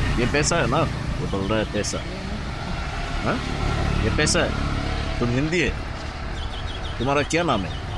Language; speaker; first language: Hindi; non-native, learner; Bangla